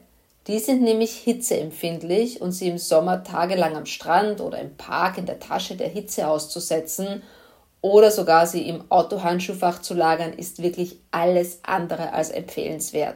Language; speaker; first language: German; native; German